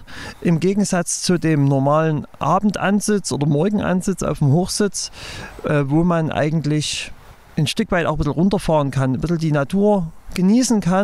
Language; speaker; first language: German; native; German